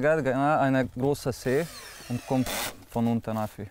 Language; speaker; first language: German; non-native, learner; Hungarian